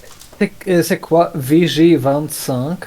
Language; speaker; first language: French; non-native, learner; German